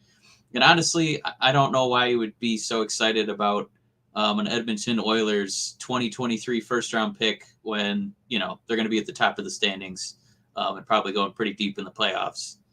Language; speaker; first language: English; native; English